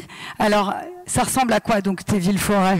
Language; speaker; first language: French; native; French